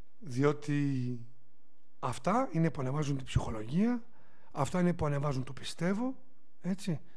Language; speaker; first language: Greek; native; Greek